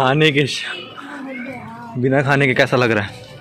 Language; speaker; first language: Hindi; native; Hindi